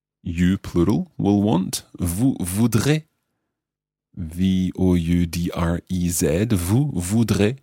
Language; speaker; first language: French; non-native, fluent; English